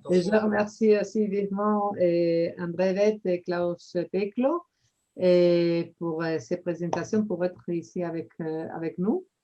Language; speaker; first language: French; non-native, fluent; Spanish